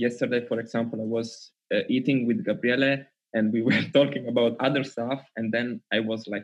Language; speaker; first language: English; non-native, learner; Italian